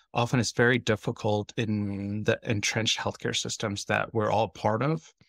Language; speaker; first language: English; native; English